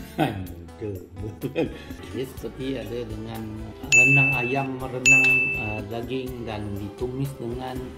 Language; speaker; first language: Malay; non-native, local second language; Chinese